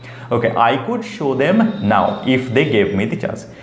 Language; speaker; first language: English; non-native, local second language; Bangla